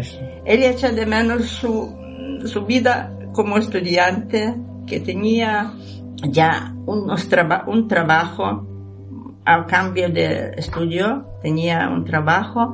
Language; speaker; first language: Spanish; non-native, learner; Ukrainian